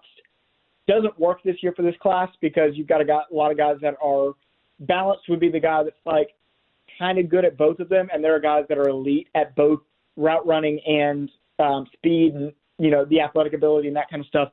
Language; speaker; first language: English; native; English